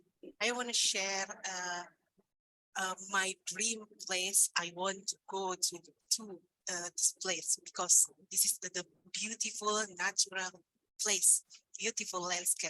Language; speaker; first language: English; non-native, learner; Indonesian